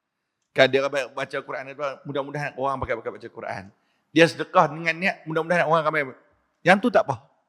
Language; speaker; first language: Malay; native; Malay